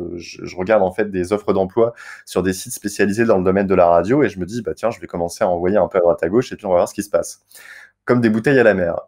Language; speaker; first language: French; native; French